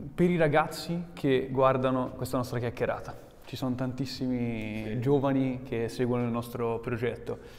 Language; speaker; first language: Italian; native; Italian